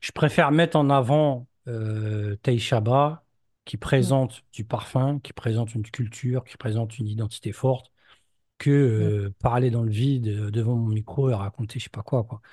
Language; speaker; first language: French; native; French